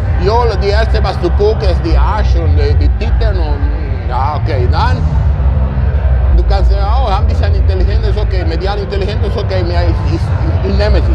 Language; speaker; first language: German; non-native, fluent; Italian